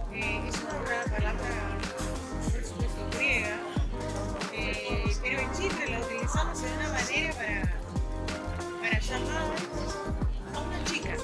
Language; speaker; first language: Spanish; non-native, fluent; Greek